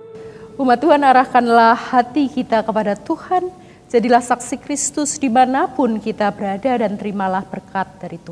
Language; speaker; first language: Indonesian; native; Indonesian